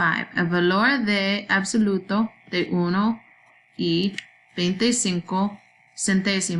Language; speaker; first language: Spanish; non-native, learner; English